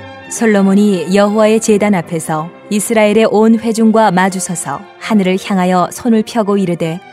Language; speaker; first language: Korean; native; Korean